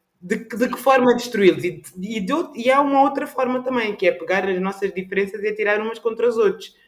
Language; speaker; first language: Portuguese; native; Portuguese